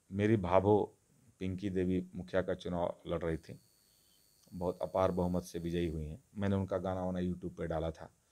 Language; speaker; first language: Hindi; non-native, local second language; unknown